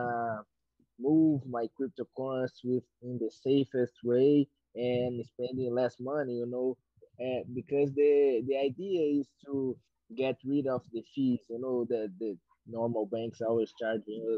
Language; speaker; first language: English; non-native, fluent; Portuguese